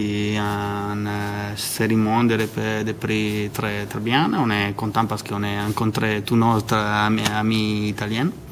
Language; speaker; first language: French; non-native, learner; Italian